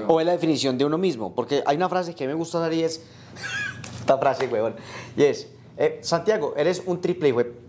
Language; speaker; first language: Spanish; native; Spanish